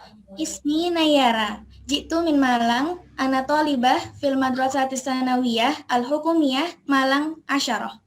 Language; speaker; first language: Arabic; non-native, learner; Indonesian